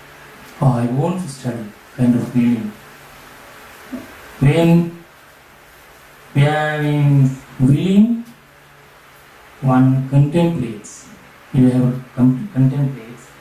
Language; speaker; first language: English; non-native, learner; Sinhala